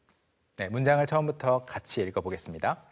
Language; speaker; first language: Korean; native; Korean